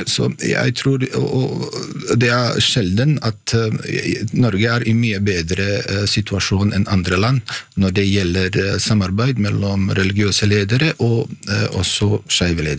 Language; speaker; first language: Norwegian; non-native, fluent; Bosnian